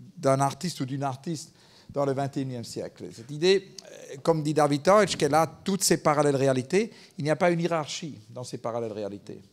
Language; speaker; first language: French; native; French